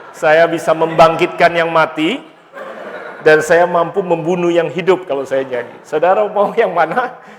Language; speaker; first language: Indonesian; native; Indonesian